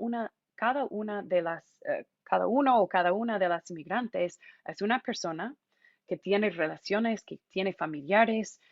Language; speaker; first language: Spanish; non-native, fluent; English